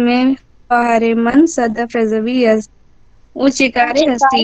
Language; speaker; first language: Persian; non-native, learner; Urdu